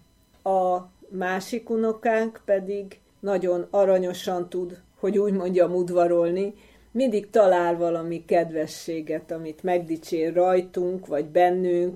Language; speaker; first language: Hungarian; native; Hungarian